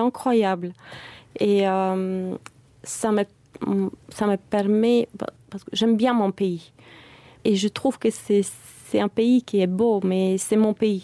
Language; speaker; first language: French; non-native, fluent; Bulgarian